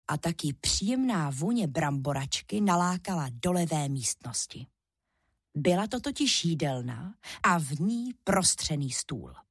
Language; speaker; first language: Czech; native; Czech